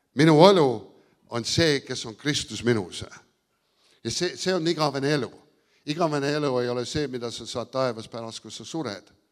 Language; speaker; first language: Estonian; early bilingual, heritage; Estonian